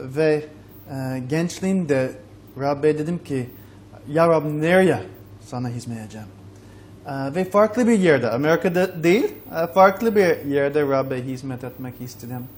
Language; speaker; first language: Turkish; non-native, fluent; English